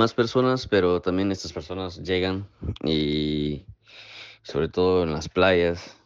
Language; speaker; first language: Spanish; native; Spanish